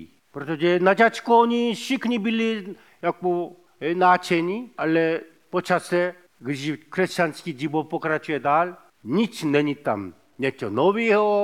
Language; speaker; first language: Czech; non-native, fluent; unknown